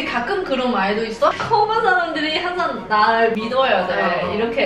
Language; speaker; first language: Korean; non-native, learner; Cantonese